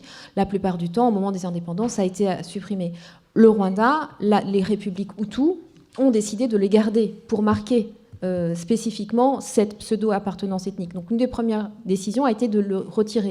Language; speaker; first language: French; non-native, local second language; Kinyarwanda